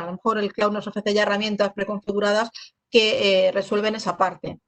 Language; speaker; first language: Spanish; native; Spanish